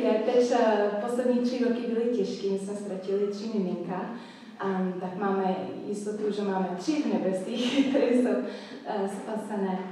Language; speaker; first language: Czech; non-native, fluent; English